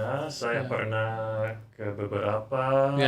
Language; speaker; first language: Indonesian; non-native, learner; English